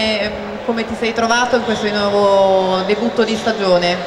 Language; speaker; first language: Italian; native; Italian